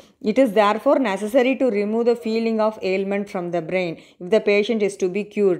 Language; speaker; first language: English; non-native, local second language; Tamil